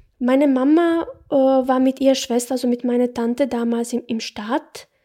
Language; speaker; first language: German; non-native, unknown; Bosnian